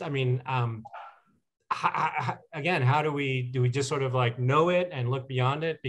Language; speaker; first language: English; non-native, fluent; Spanish